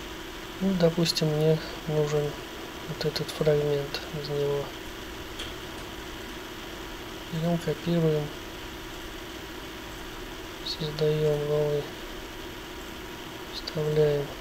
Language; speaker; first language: Russian; native; Russian